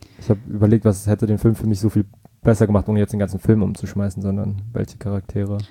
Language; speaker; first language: German; early bilingual, other home language; Vietnamese